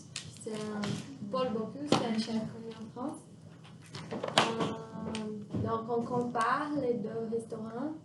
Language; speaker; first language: French; non-native, fluent; Portuguese